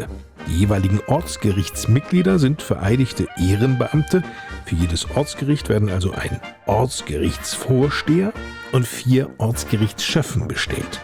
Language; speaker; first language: German; native; German